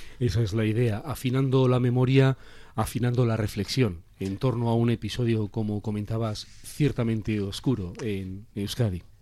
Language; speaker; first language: Spanish; native; Spanish